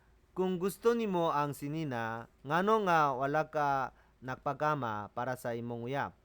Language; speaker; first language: Cebuano; non-native, learner; Korean